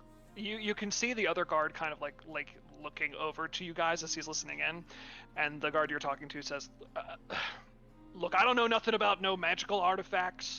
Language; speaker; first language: English; native; English